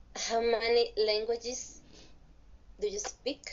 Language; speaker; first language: English; non-native, learner; Spanish